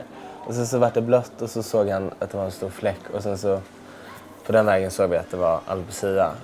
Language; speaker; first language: Swedish; native; Swedish